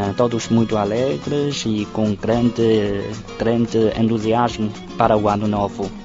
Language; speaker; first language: Portuguese; non-native, fluent; Chinese